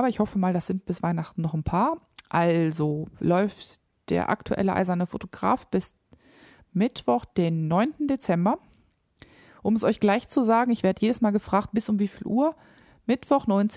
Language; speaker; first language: German; native; German